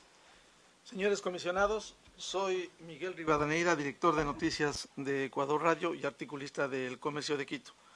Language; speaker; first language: Spanish; native; Spanish